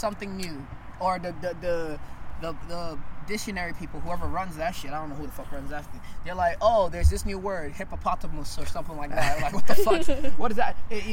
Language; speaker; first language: English; early bilingual, other home language; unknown